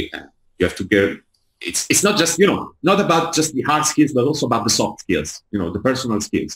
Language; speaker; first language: English; non-native, fluent; Italian